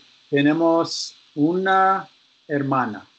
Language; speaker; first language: Spanish; non-native, learner; English